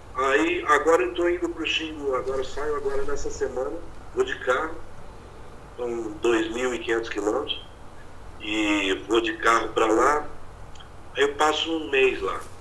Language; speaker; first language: Portuguese; native; Portuguese